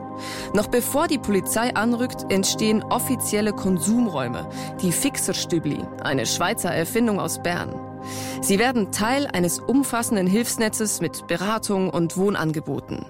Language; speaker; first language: German; native; German